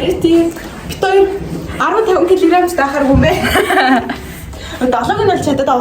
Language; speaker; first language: Mongolian; native; Mongolian